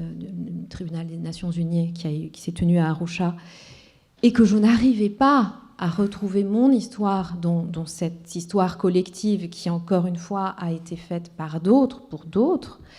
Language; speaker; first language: French; non-native, local second language; Kinyarwanda